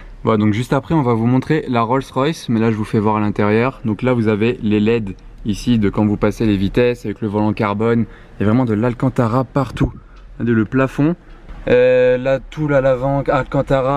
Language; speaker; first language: French; native; French